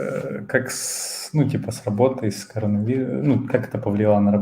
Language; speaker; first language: Russian; native; Russian